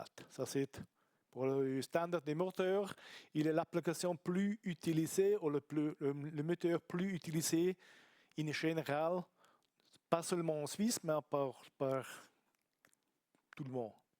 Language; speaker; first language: French; non-native, learner; Italian